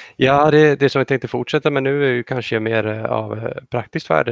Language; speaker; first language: Swedish; non-native, fluent; Icelandic